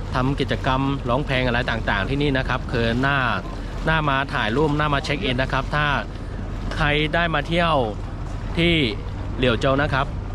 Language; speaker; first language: Thai; non-native, fluent; Chinese